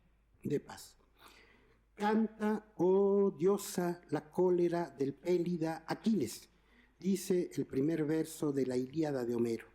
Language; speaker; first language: Spanish; native; Spanish